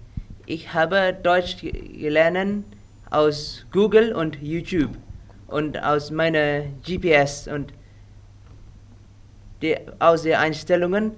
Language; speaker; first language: German; non-native, learner; Indonesian